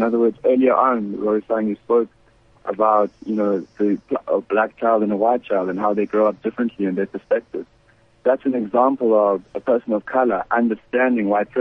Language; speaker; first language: English; native; English